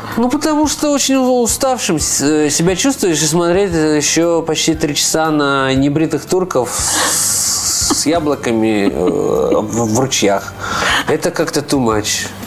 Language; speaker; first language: Russian; native; Russian